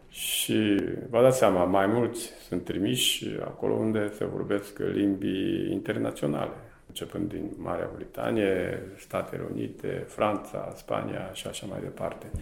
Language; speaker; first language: Romanian; non-native, fluent; Japanese